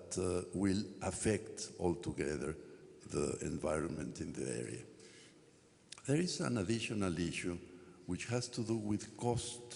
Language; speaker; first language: English; non-native, fluent; Spanish